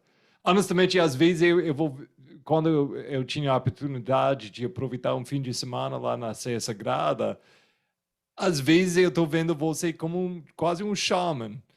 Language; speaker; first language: Portuguese; non-native, fluent; English